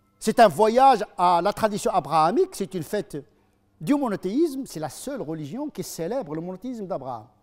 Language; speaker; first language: French; non-native, fluent; Arabic